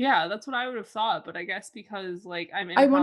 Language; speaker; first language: English; native; English